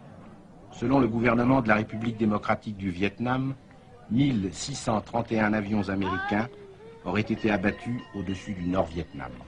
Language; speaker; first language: French; native; French